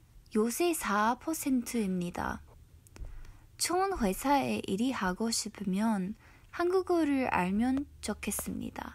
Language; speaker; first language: Korean; non-native, learner; English